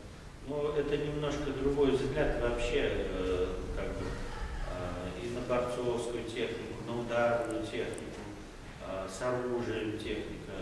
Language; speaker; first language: Russian; native; Russian